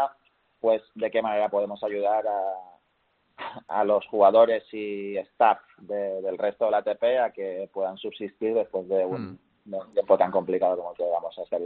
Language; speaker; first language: Spanish; native; Spanish